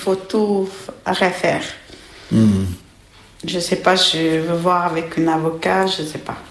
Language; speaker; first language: French; non-native, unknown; Albanian